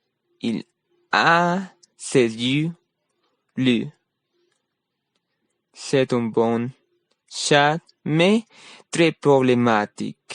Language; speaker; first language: French; non-native, learner; Spanish